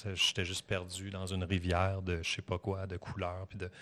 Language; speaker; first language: French; native; French